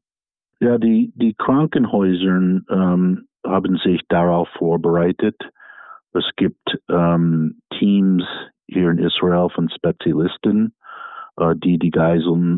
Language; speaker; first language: German; non-native, fluent; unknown